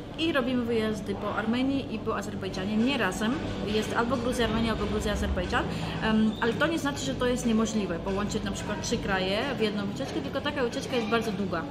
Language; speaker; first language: Polish; non-native, fluent; Georgian